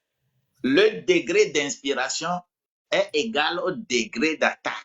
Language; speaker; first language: French; non-native, local second language; Ewe